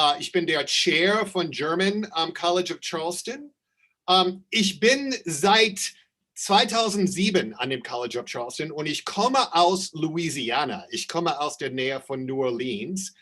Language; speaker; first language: German; non-native, fluent; English